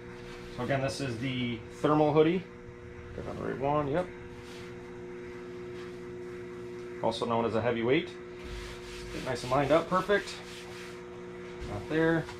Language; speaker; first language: English; native; English